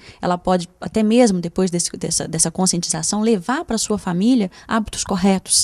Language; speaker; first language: Portuguese; native; Portuguese